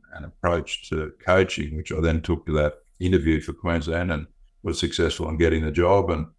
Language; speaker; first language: English; native; English